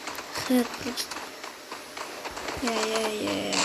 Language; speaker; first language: Russian; non-native, local second language; Kazakh